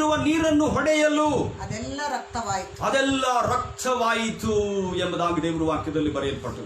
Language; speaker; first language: Kannada; native; Kannada